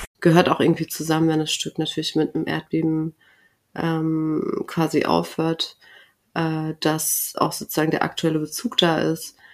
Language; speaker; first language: German; early bilingual, other home language; Turkish